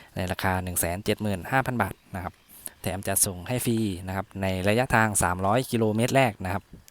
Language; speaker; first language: Thai; native; Thai